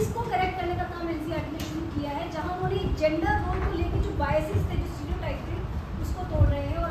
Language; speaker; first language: Hindi; native; Hindi